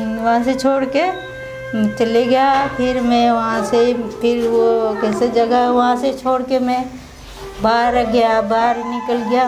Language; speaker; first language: Hindi; early bilingual, other home language; Nepali